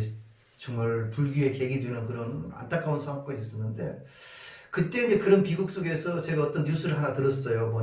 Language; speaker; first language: Korean; native; Korean